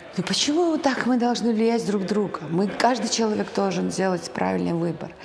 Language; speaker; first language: Russian; non-native, local second language; Georgian